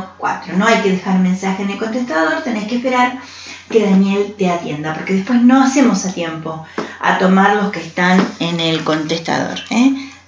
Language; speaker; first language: Spanish; native; Spanish